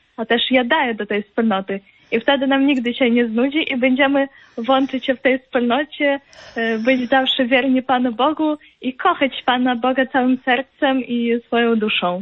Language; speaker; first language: Polish; non-native, fluent; Ukrainian